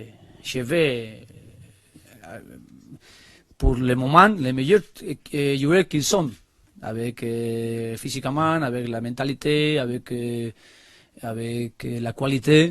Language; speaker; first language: French; non-native, learner; Spanish